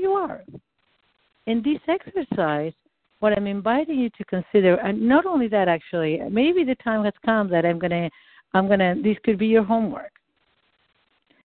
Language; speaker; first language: English; non-native, fluent; Spanish